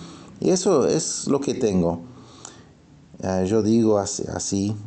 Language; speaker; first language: Spanish; non-native, fluent; English